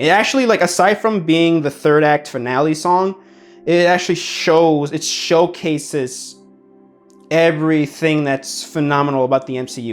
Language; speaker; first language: English; native; English